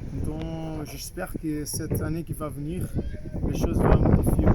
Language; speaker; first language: French; non-native, fluent; Kabuverdianu